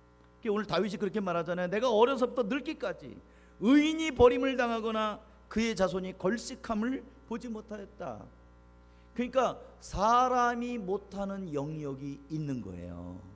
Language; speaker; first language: Korean; native; Korean